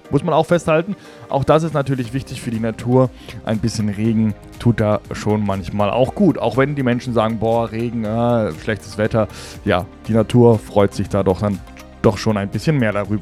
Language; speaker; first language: German; native; German